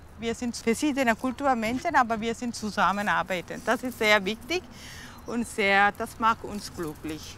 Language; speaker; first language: German; non-native, learner; Tamil